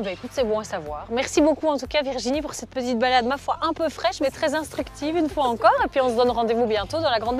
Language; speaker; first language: French; native; French